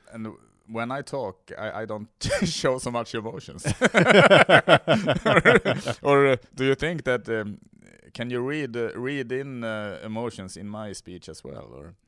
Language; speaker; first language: English; non-native, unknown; Swedish